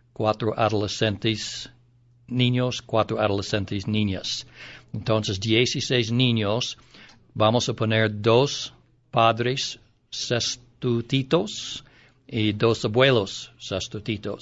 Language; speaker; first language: Spanish; non-native, learner; English